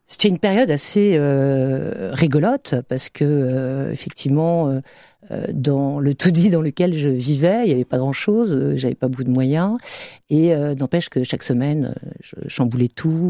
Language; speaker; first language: French; native; French